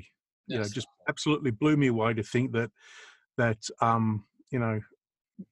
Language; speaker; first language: English; native; English